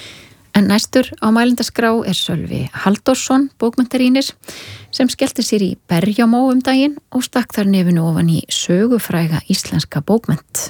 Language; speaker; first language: Icelandic; native; Icelandic